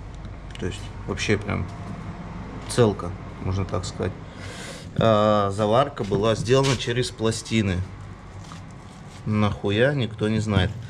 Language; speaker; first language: Russian; native; Russian